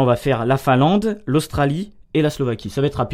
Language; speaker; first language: French; native; French